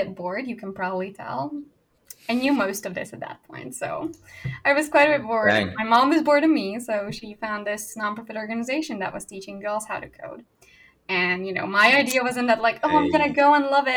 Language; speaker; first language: English; non-native, fluent; Hungarian